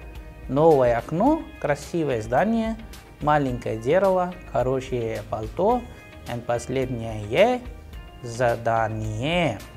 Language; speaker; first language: Russian; non-native, fluent; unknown